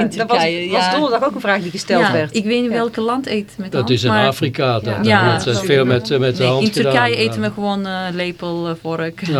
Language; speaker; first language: Dutch; non-native, fluent; Turkish